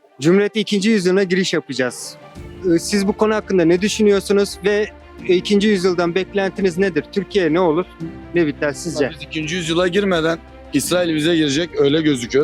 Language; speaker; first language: Turkish; native; Turkish